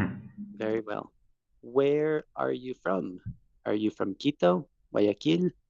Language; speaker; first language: English; non-native, fluent; Spanish